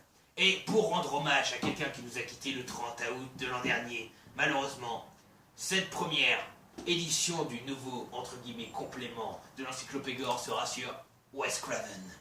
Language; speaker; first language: French; native; French